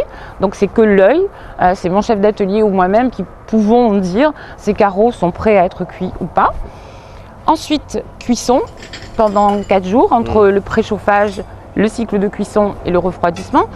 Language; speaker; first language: French; native; French